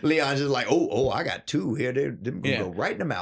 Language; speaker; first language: English; native; English